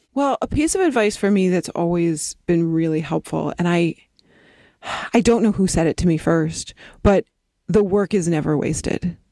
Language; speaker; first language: English; native; English